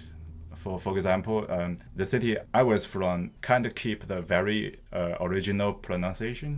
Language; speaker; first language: English; non-native, fluent; Chinese